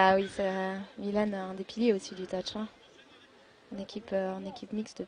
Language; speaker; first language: French; native; French